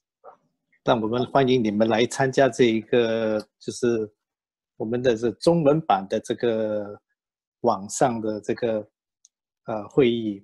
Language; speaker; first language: Chinese; native; Chinese